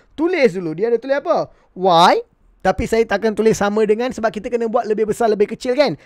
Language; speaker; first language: Malay; non-native, local second language; Tamil